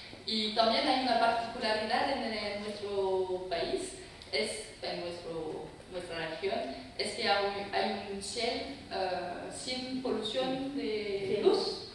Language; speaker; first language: Spanish; non-native, fluent; French